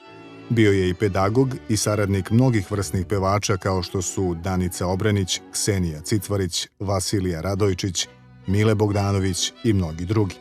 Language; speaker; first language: Bosnian; native; Bosnian